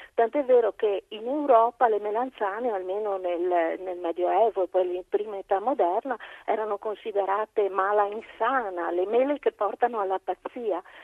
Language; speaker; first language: Italian; native; Italian